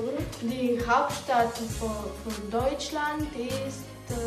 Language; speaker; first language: German; non-native, learner; Macedonian